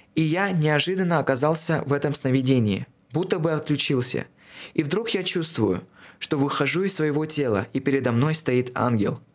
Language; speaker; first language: Russian; non-native, local second language; Armenian